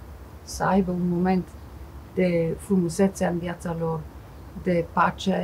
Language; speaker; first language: Romanian; non-native, fluent; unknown